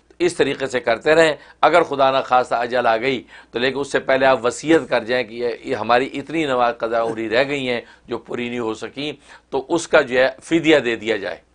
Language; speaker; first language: Urdu; native; Urdu